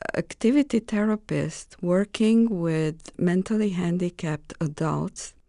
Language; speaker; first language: English; non-native, fluent; Romanian